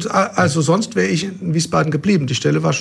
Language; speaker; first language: German; native; German